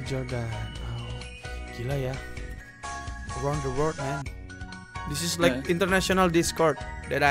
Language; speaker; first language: English; non-native, learner; Indonesian